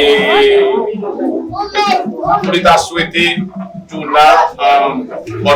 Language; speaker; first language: French; non-native, learner; Haitian Creole